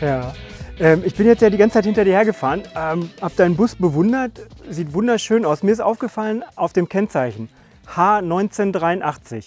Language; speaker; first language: German; native; German